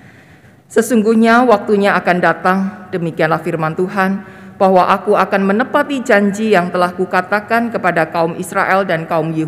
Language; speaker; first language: Indonesian; native; Indonesian